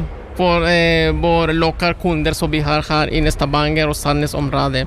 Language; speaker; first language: Norwegian; non-native, learner; Spanish